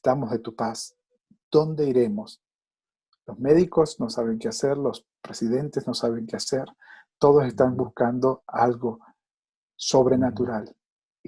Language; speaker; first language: Spanish; native; Spanish